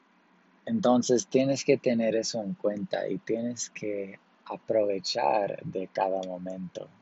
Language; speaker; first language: Spanish; early bilingual, heritage; Spanish